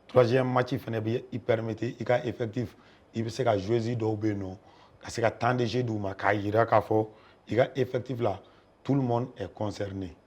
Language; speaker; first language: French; non-native, local second language; Bambara